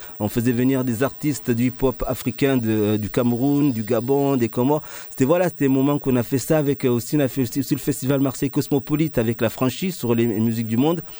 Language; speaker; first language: French; early bilingual, other home language; Ngazidja Comorian